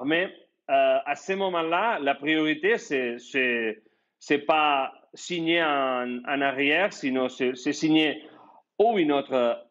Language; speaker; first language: French; non-native, fluent; Spanish